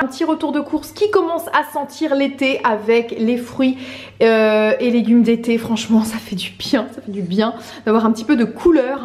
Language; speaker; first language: French; native; French